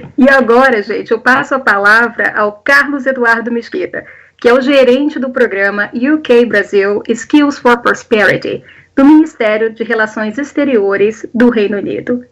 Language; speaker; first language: Portuguese; native; Portuguese